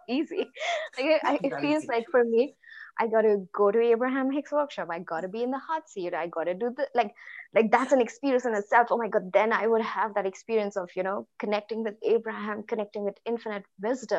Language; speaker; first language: English; non-native, local second language; Hindi